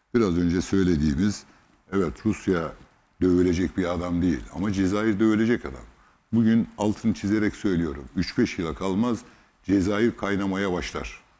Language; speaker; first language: Turkish; native; Turkish